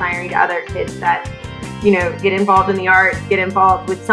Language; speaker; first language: English; native; English